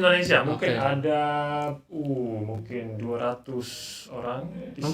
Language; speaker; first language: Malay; non-native, learner; English